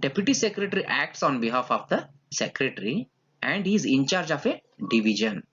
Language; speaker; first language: English; non-native, local second language; Kannada